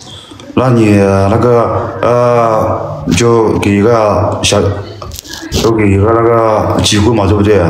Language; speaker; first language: Chinese; non-native, local second language; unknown